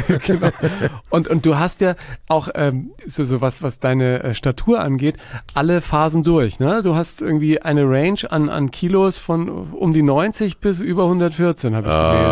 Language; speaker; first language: German; native; German